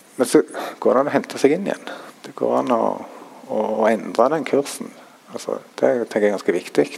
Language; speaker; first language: Norwegian; early bilingual, other home language; German